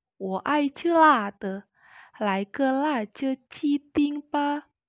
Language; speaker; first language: Chinese; non-native, learner; Indonesian